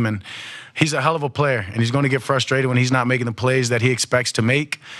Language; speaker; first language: English; native; English